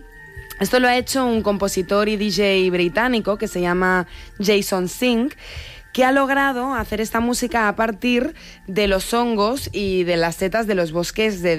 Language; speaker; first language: Spanish; native; Spanish